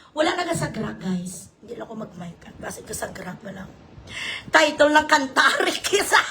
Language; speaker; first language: Filipino; non-native, local second language; Hiligaynon